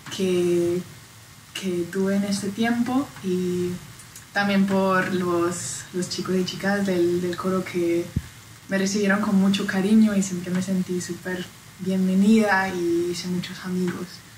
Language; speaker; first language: Spanish; non-native, fluent; German